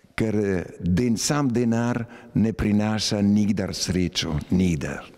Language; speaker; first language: Slovenian; early bilingual, heritage; Slovenian